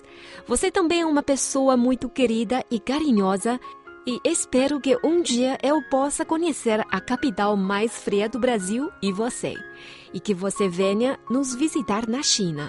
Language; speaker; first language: Portuguese; non-native, fluent; Chinese